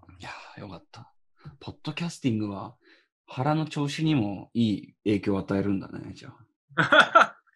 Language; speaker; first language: Japanese; native; Japanese